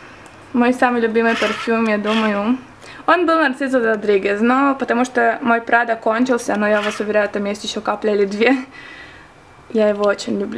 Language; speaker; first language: Russian; early bilingual, heritage; Russian